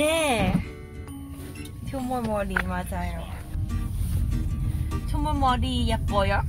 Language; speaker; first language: Korean; non-native, learner; Cantonese